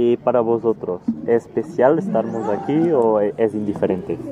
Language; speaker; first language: Spanish; non-native, learner; Portuguese